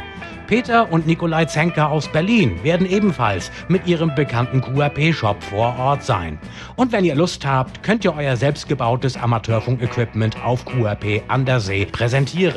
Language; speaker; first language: German; native; German